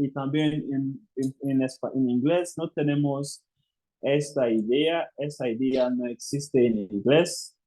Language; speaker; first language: Spanish; non-native, fluent; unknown